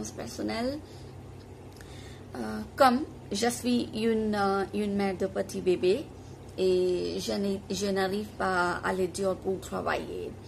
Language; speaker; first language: French; non-native, fluent; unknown